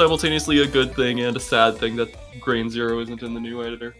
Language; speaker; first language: English; native; English